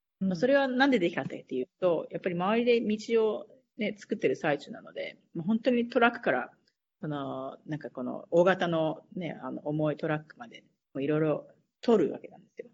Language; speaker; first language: Japanese; native; Japanese